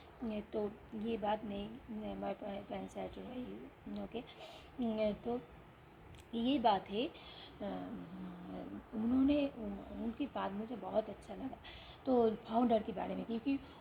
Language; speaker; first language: Hindi; non-native, local second language; Bangla